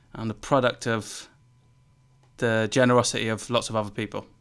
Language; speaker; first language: English; native; English